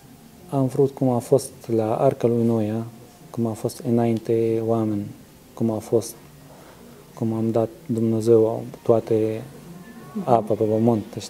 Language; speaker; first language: Romanian; non-native, learner; Arabic